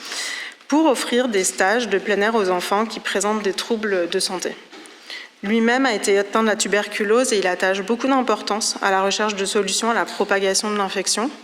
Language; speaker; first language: French; native; French